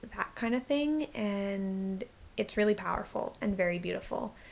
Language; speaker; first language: English; native; English